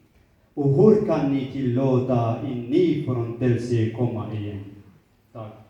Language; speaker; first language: Swedish; non-native, learner; Kurdish